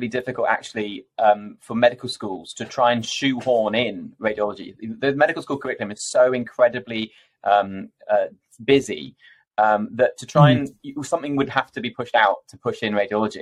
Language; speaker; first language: English; native; English